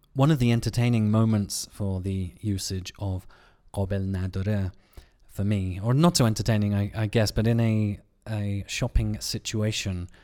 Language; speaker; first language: English; native; English